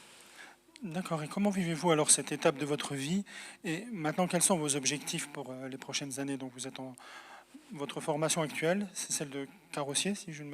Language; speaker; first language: French; native; French